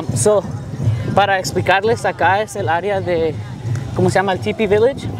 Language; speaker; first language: Spanish; early bilingual, heritage; Spanish